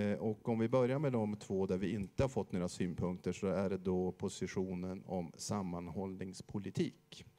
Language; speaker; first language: Swedish; native; Swedish